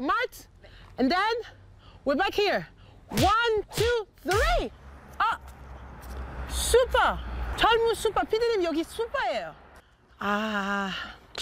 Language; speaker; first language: Korean; non-native, learner; French